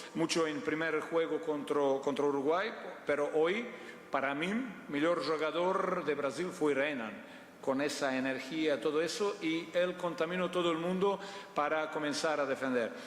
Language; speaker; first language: Spanish; non-native, fluent; Portuguese